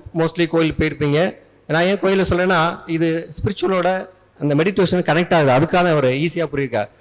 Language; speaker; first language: Tamil; native; Tamil